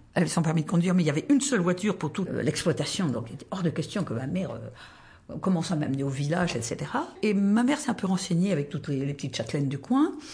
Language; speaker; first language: French; native; French